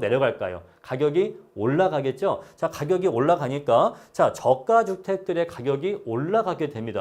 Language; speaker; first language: Korean; native; Korean